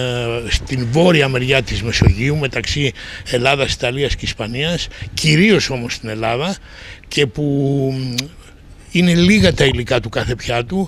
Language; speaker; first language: Greek; native; Greek